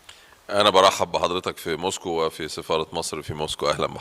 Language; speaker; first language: Arabic; native; Arabic